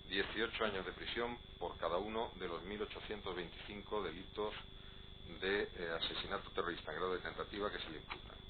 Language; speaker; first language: Spanish; native; Spanish